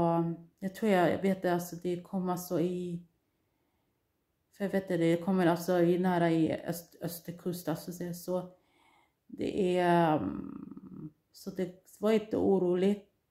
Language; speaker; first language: Swedish; non-native, learner; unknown